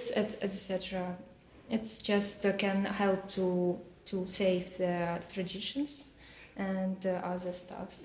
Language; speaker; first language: English; non-native, learner; Russian